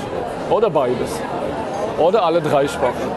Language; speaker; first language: German; non-native, fluent; Georgian